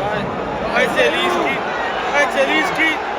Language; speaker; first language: Italian; native; Italian